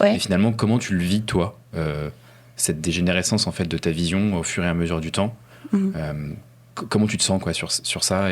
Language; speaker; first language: French; native; French